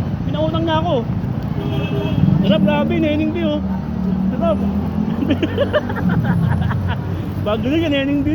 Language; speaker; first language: Filipino; native; Filipino